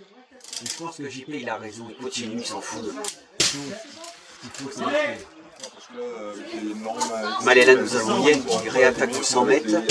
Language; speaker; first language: French; native; French